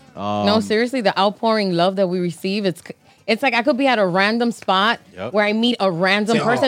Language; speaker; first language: English; early bilingual, other home language; Spanish